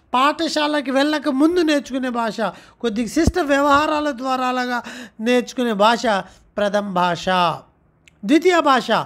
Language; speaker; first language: Telugu; non-native, local second language; Urdu